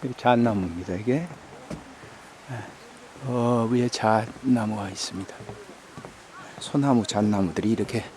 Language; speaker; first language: Korean; native; Korean